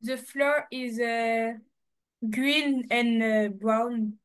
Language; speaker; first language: English; non-native, learner; French